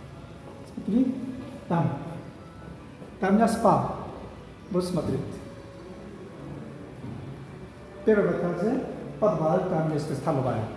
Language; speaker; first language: Russian; non-native, learner; Korean